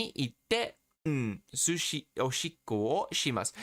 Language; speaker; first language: Japanese; non-native, learner; English